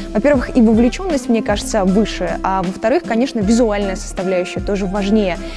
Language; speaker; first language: Russian; native; Russian